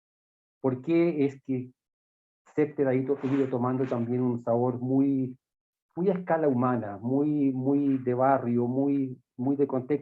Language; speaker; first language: Spanish; native; Spanish